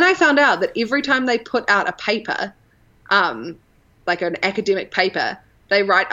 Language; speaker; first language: English; native; English